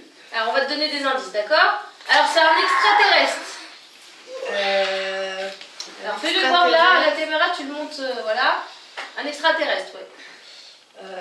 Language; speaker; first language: French; native; French